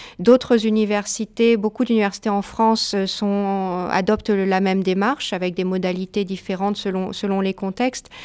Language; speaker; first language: French; native; French